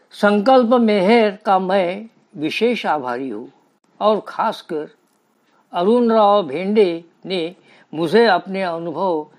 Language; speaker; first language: Hindi; native; Hindi